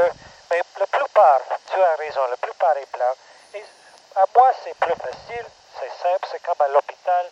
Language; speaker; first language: French; non-native, local second language; English